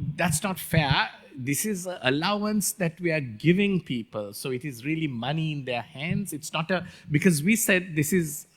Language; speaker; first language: English; non-native, local second language; Sinhala